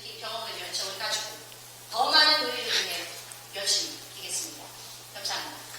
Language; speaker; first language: Korean; non-native, fluent; Filipino